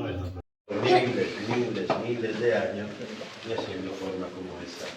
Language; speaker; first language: Spanish; non-native, fluent; Italian